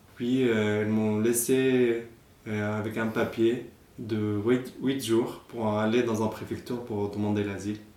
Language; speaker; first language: French; non-native, fluent; Arabic